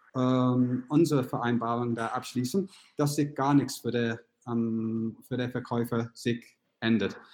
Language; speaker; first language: German; non-native, fluent; English